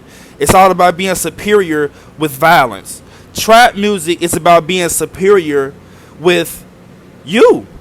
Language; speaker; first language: English; native; English